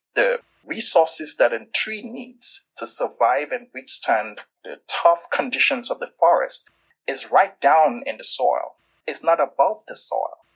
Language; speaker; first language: English; non-native, local second language; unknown